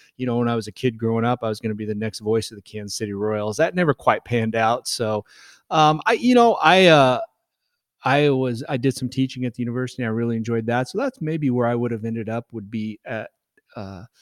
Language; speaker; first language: English; native; English